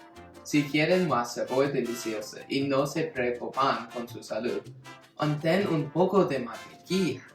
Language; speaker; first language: Spanish; non-native, learner; English